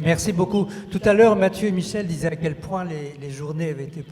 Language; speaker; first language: French; native; French